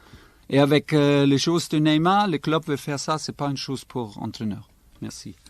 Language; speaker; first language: French; non-native, fluent; German